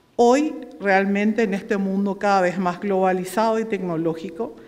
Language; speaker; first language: Spanish; native; Spanish